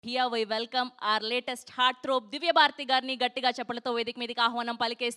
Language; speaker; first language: Telugu; native; Telugu